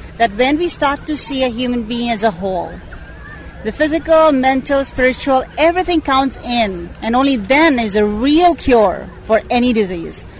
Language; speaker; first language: English; non-native, local second language; Hindi